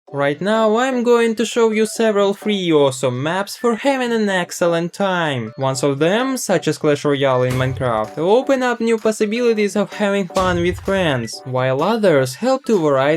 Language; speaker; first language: English; non-native, fluent; Russian